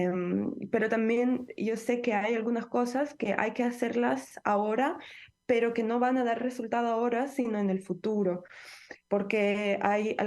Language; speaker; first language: Spanish; non-native, fluent; Ukrainian